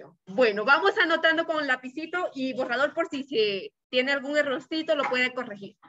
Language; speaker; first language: Spanish; native; Spanish